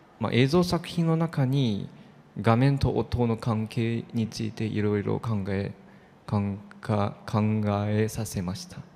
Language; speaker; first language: Japanese; non-native, fluent; Chinese